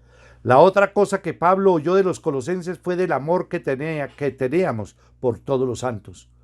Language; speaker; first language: Spanish; native; Spanish